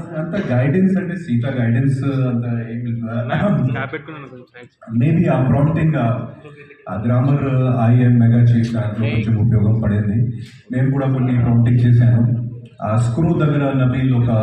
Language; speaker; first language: Telugu; non-native, fluent; Hindi